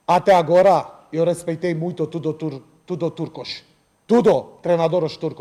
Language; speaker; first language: Portuguese; non-native, learner; Romanian